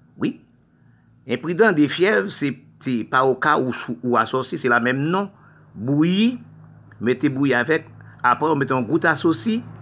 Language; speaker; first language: French; non-native, local second language; Haitian Creole